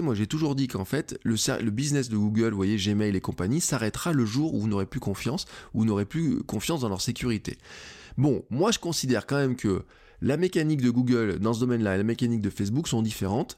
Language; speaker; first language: French; native; French